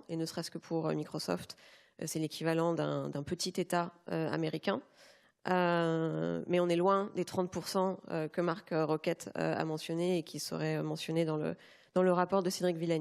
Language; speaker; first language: French; native; French